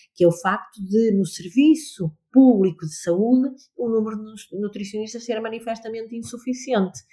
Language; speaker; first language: Portuguese; native; Portuguese